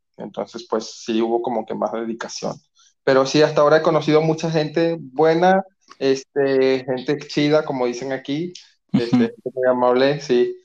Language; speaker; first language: Spanish; native; Spanish